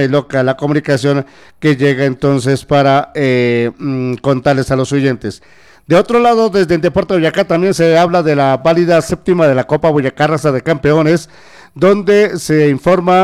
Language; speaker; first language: Spanish; native; Spanish